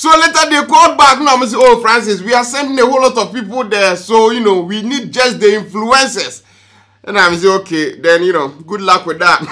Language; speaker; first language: English; non-native, local second language; Akan